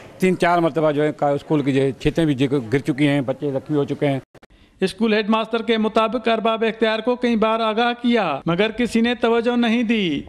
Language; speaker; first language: Urdu; non-native, local second language; Sindhi